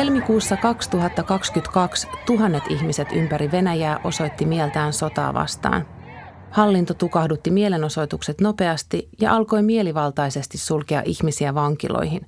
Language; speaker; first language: Finnish; native; Finnish